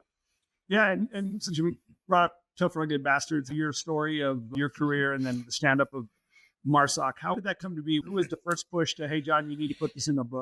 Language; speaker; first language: English; native; English